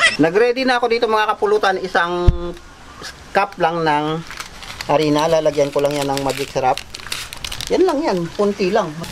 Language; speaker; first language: Filipino; non-native, local second language; Kinaray-a